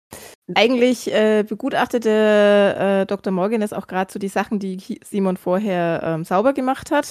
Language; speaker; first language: German; native; German